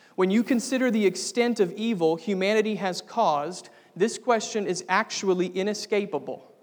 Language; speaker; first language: English; native; English